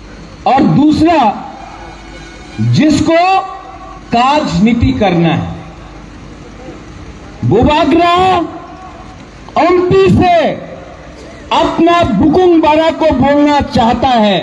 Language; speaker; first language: Hindi; non-native, local second language; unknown